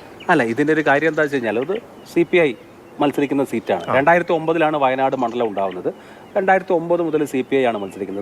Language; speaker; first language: Malayalam; native; Malayalam